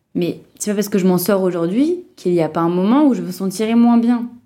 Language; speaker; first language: French; native; French